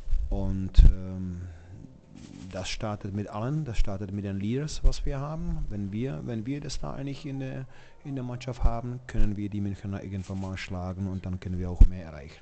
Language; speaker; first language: German; non-native, fluent; Czech